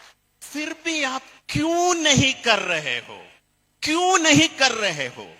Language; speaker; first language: Hindi; non-native, local second language; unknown